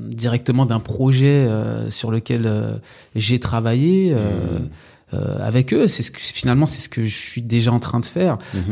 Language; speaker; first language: French; native; French